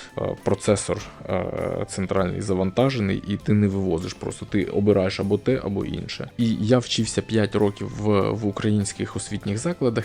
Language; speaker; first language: Ukrainian; non-native, local second language; Russian